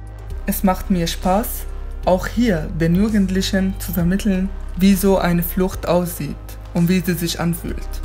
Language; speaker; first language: German; non-native, fluent; Arabic